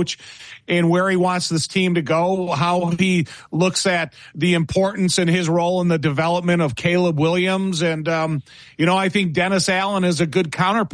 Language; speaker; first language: English; native; English